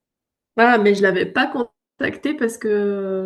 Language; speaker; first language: French; native; French